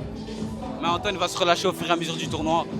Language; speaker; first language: French; native; French